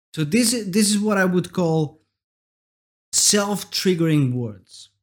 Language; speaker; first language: English; non-native, fluent; Portuguese